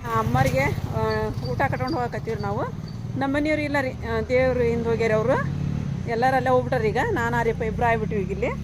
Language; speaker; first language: Kannada; non-native, local second language; Urdu